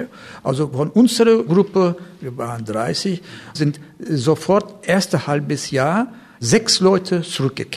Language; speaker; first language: German; non-native, fluent; Turkish